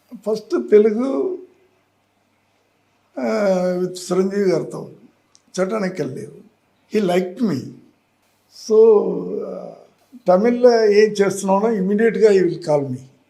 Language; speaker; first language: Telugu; non-native, learner; Tamil